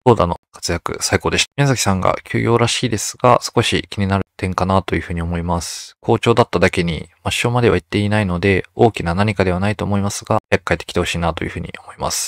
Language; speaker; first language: Japanese; native; Japanese